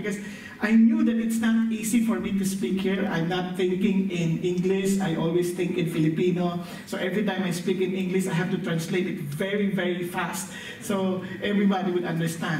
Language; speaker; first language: English; non-native, local second language; Filipino